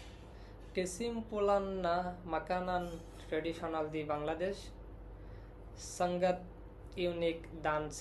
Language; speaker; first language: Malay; non-native, learner; Bangla